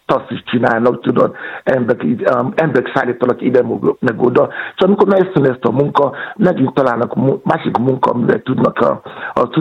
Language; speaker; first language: Hungarian; non-native, learner; Yoruba